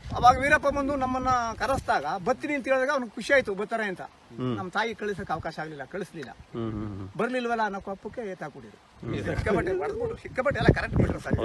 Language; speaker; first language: Kannada; native; Kannada